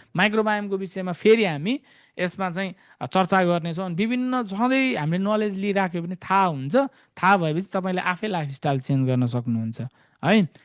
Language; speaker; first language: Nepali; native; Nepali